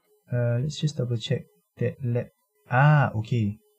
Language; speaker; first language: English; non-native, local second language; Malay